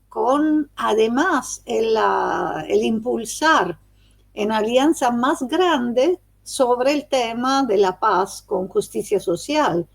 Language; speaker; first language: Spanish; non-native, fluent; Italian